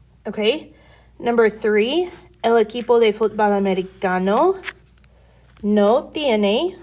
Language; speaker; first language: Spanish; non-native, fluent; English